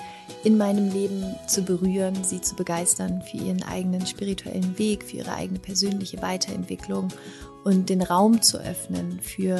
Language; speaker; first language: German; native; German